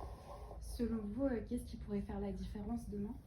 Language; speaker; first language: French; native; French